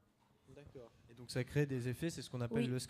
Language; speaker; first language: French; native; French